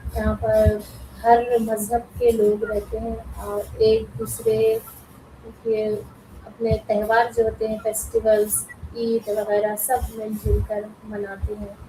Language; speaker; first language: Urdu; native; Urdu